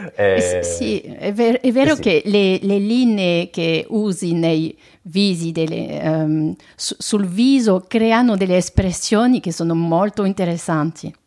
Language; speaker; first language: Italian; non-native, fluent; French